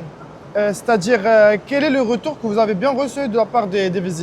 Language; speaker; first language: French; non-native, local second language; Arabic